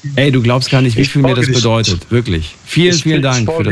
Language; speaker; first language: German; native; German